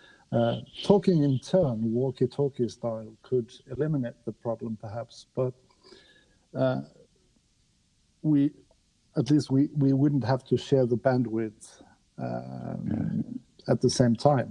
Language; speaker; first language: English; non-native, fluent; Norwegian